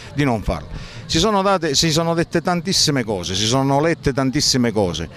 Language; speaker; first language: Italian; native; Italian